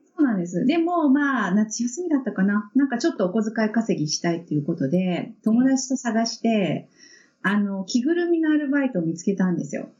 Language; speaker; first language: Japanese; native; Japanese